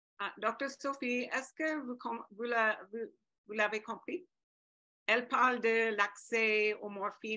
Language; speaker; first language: French; non-native, fluent; English